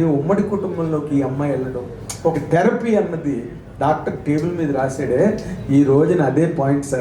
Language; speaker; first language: Telugu; native; Telugu